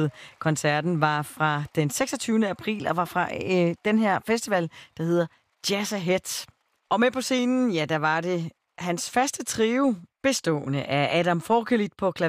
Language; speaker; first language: Danish; native; Danish